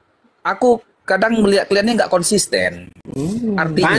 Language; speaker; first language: Indonesian; native; Indonesian